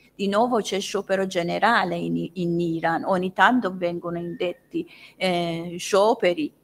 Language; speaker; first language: Italian; non-native, fluent; Persian